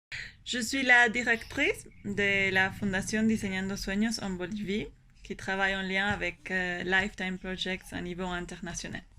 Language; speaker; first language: French; non-native, fluent; Spanish